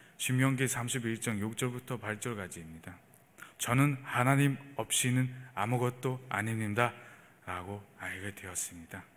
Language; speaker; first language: Korean; non-native, fluent; Mongolian